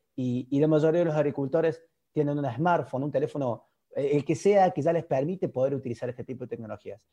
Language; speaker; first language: Spanish; native; Spanish